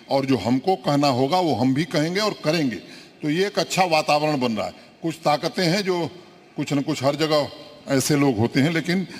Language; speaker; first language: Hindi; native; Hindi